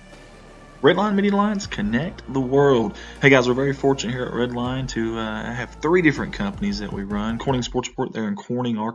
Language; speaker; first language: English; native; English